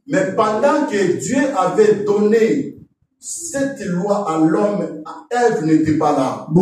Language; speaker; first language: French; non-native, local second language; Lingala